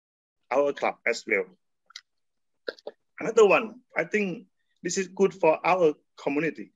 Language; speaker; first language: English; non-native, learner; Thai